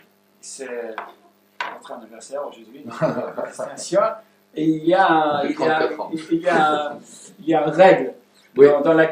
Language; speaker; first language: French; non-native, learner; English